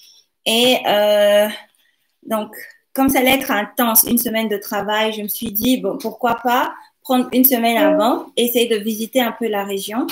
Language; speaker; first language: French; non-native, local second language; Lingala